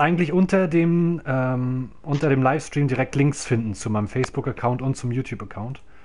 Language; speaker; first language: German; native; German